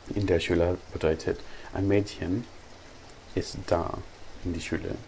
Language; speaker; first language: German; non-native, learner; English